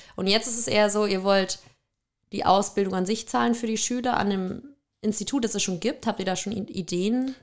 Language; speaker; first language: German; native; German